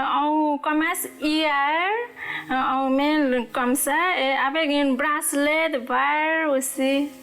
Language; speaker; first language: French; non-native, learner; Nepali